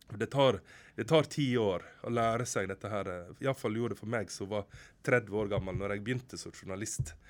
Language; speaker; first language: Norwegian; native; Norwegian